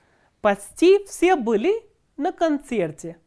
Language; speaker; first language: Russian; non-native, fluent; Hindi